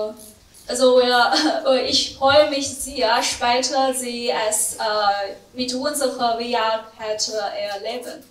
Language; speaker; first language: German; non-native, learner; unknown